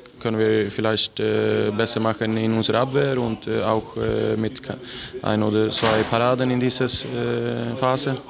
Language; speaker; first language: German; non-native, learner; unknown